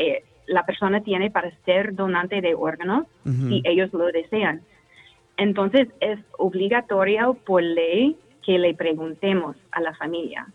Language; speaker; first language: Spanish; non-native, fluent; English